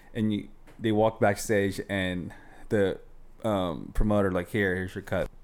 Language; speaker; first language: English; non-native, local second language; Filipino